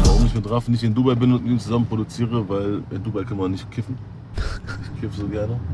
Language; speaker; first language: German; native; German